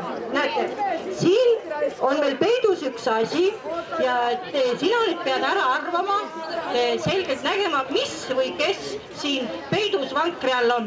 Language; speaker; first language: Estonian; native; Estonian